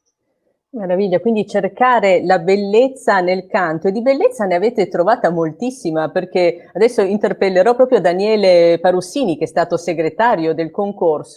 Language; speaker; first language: Italian; native; Italian